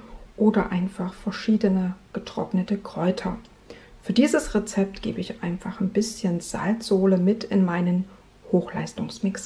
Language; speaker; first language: German; native; German